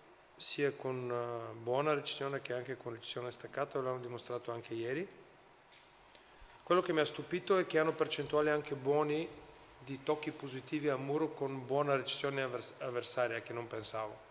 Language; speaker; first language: Italian; non-native, fluent; Bulgarian